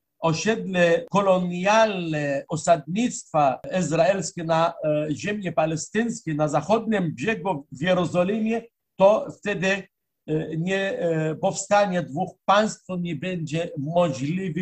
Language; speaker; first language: Polish; non-native, fluent; Arabic